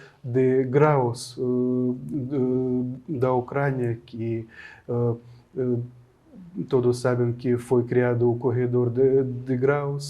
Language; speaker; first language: Portuguese; non-native, fluent; Ukrainian